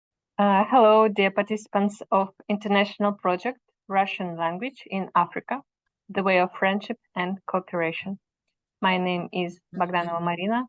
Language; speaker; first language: English; non-native, fluent; Russian